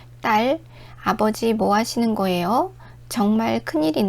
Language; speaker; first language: Korean; native; Korean